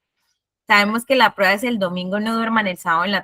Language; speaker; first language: Spanish; native; Spanish